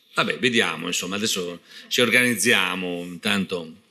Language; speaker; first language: Italian; native; Italian